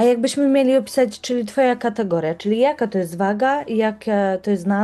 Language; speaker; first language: Polish; native; Polish